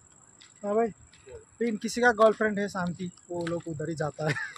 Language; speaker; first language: Hindi; non-native, local second language; Nepali